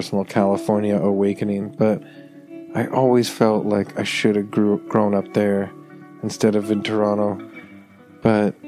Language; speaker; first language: English; native; English